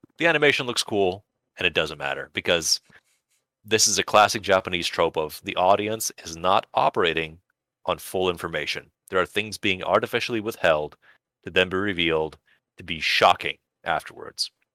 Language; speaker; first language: English; early bilingual, other home language; Russian